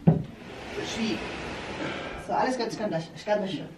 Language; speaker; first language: German; non-native, learner; Filipino